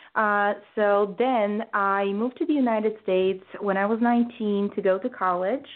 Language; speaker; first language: English; non-native, fluent; Bulgarian